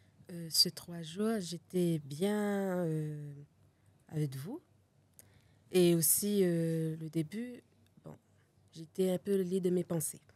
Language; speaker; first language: French; non-native, local second language; Réunion Creole French